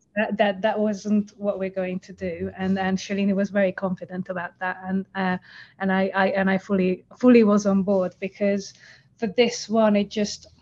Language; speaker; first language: English; non-native, fluent; Hungarian